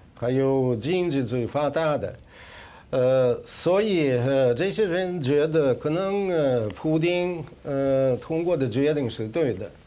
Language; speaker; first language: Chinese; non-native, fluent; Russian